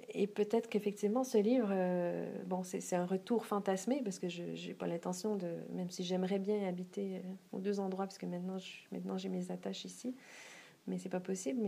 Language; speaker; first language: French; native; French